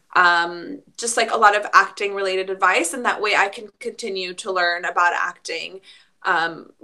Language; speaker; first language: English; early bilingual, other home language; Spanish